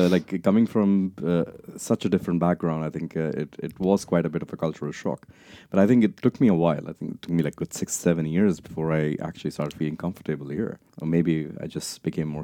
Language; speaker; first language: English; non-native, local second language; Punjabi